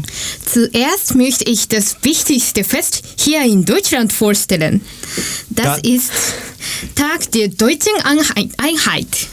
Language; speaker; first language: German; non-native, learner; Japanese